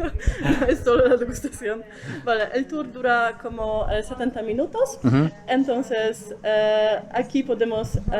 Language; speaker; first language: Spanish; non-native, fluent; Polish